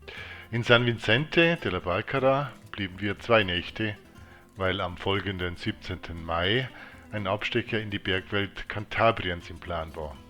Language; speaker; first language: German; native; German